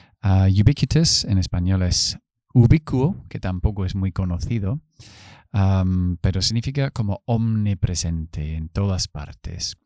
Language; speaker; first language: Spanish; non-native, fluent; English